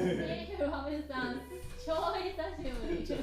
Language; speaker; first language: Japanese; non-native, learner; English